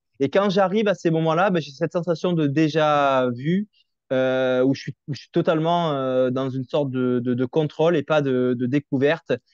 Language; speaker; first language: French; native; French